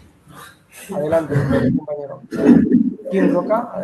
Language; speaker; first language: Spanish; native; Spanish